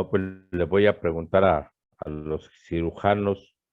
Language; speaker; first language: Spanish; native; Spanish